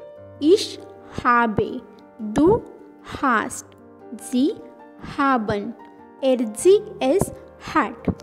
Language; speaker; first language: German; non-native, learner; English